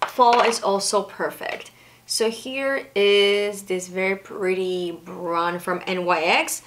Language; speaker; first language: English; non-native, fluent; Spanish